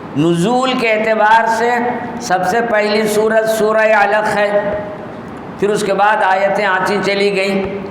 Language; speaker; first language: Urdu; native; Urdu